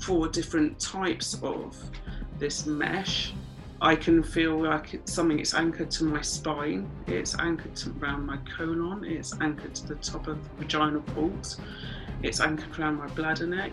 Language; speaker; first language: English; native; English